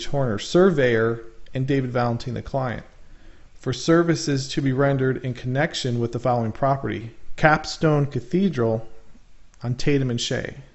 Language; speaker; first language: English; native; English